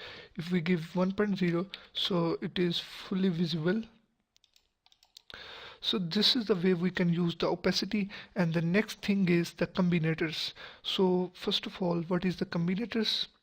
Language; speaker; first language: English; non-native, local second language; Urdu